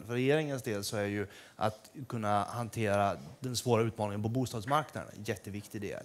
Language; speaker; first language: Swedish; native; Swedish